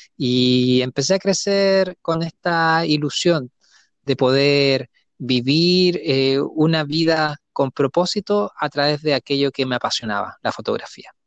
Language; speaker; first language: Spanish; native; Spanish